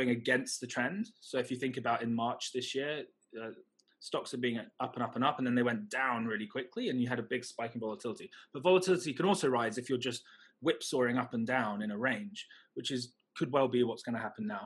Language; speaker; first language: English; native; English